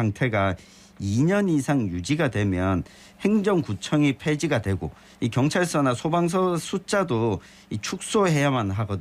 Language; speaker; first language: Korean; native; Korean